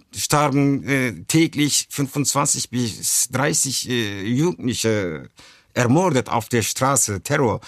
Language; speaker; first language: German; early bilingual, other home language; Turkish